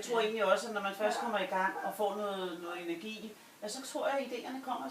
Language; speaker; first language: Danish; native; Danish